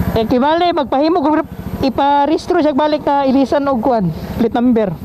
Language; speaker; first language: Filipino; non-native, local second language; Cebuano